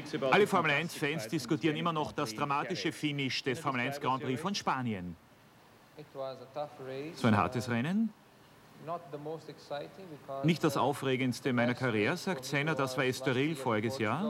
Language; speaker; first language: German; native; German